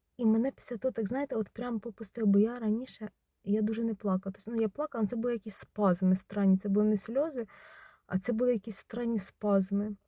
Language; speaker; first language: Ukrainian; native; Ukrainian